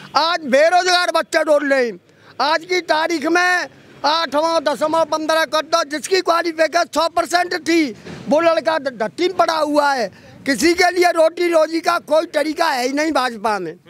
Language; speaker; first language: Hindi; native; Hindi